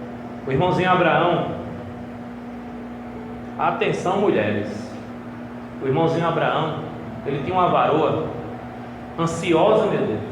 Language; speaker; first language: Portuguese; native; Portuguese